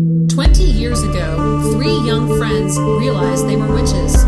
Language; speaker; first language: English; native; English